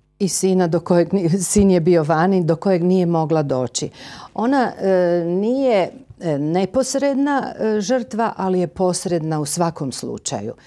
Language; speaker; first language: Croatian; native; Croatian